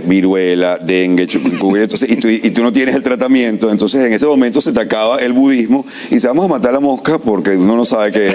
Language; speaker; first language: Spanish; native; Spanish